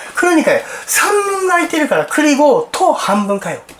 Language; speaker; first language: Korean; non-native, learner; Japanese